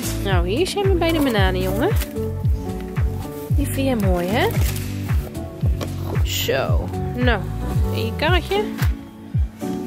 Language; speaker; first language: Dutch; native; Dutch